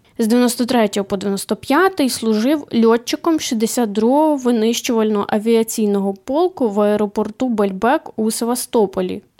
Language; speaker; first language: Ukrainian; native; Ukrainian